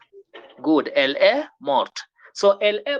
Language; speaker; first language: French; non-native, fluent; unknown